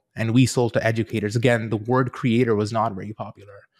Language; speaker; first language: English; native; English